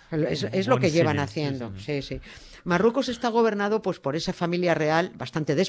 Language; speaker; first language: Spanish; native; Spanish